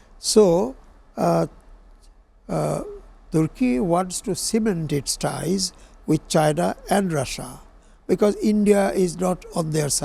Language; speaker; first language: English; non-native, local second language; Bangla